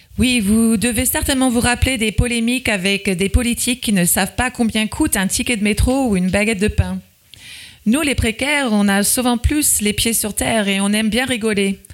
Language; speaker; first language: French; native; French